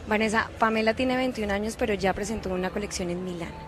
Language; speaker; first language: Spanish; native; Spanish